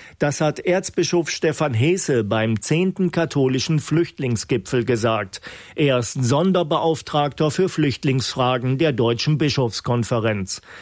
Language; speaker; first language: German; native; German